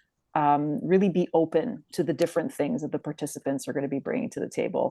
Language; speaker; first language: English; native; English